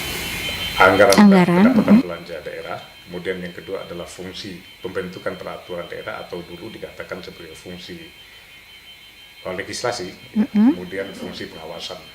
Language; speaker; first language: Indonesian; native; Indonesian